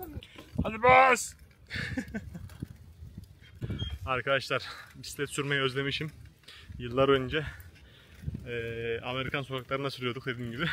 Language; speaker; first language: Turkish; native; Turkish